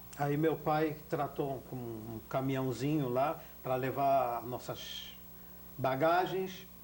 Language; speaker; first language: Portuguese; non-native, fluent; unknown